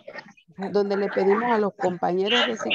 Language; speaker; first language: Spanish; native; Spanish